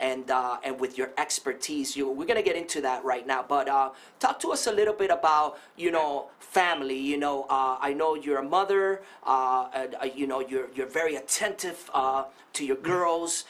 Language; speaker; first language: English; non-native, fluent; Spanish